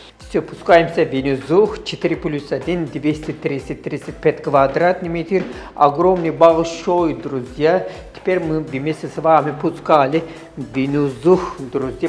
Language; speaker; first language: Russian; non-native, learner; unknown